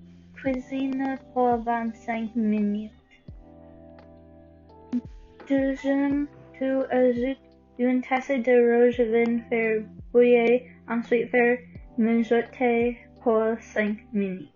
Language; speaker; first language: French; non-native, learner; English